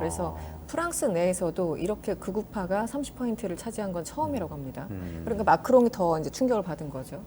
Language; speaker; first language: Korean; native; Korean